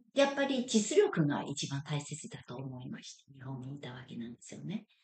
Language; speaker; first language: Japanese; non-native, fluent; Chinese